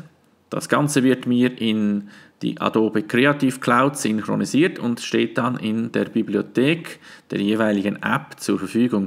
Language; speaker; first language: German; native; German